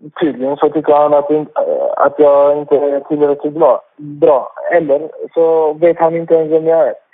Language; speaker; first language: Swedish; non-native, fluent; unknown